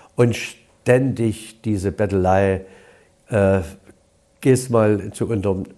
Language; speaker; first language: German; native; German